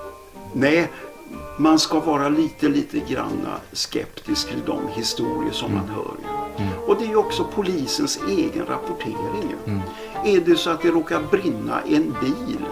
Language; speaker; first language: Swedish; native; Swedish